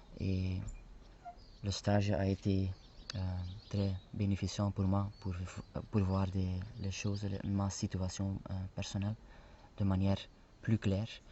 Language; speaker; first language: French; non-native, fluent; Spanish